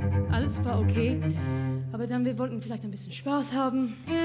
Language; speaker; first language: German; non-native, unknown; English